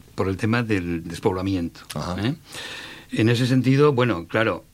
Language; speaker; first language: Spanish; native; Spanish